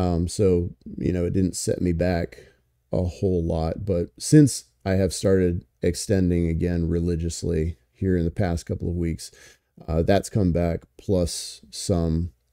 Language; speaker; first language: English; native; English